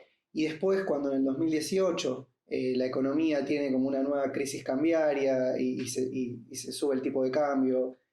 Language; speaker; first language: Spanish; native; Spanish